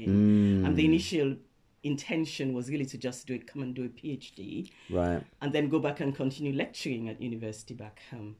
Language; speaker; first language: English; non-native, local second language; Krio